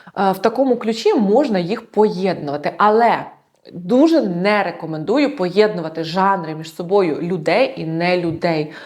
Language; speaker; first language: Ukrainian; non-native, local second language; Russian